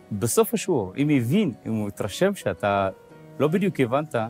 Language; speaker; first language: Hebrew; early bilingual, other home language; Amharic